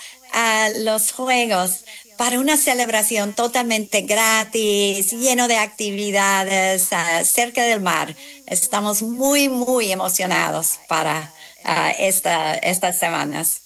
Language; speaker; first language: Spanish; non-native, fluent; English